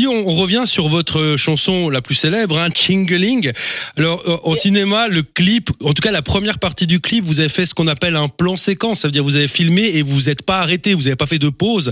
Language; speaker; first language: French; native; French